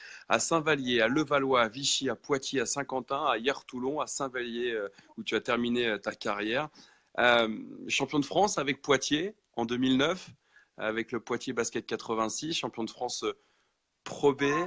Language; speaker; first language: French; native; French